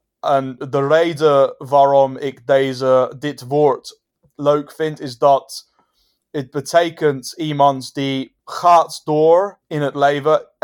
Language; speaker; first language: Dutch; non-native, fluent; English